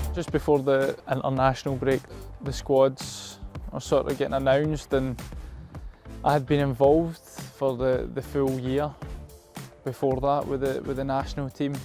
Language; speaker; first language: English; native; English